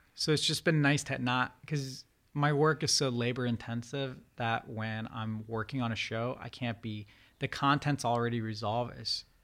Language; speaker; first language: English; early bilingual, other home language; Persian